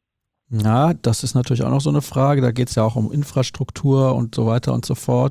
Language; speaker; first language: German; native; German